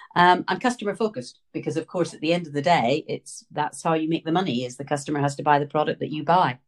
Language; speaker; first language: English; native; English